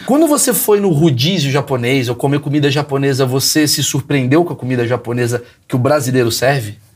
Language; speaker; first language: Portuguese; native; Portuguese